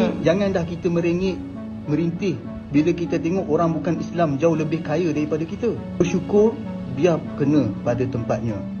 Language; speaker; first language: Malay; native; Malay